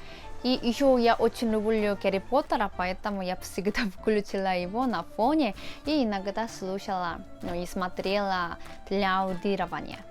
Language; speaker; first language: Russian; non-native, fluent; Korean